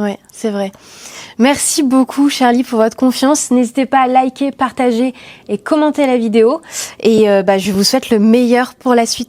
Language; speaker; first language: French; native; French